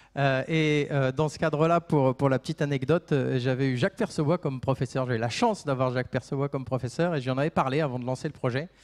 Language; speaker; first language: French; native; French